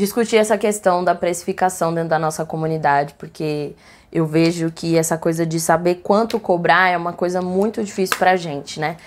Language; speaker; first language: Portuguese; native; Portuguese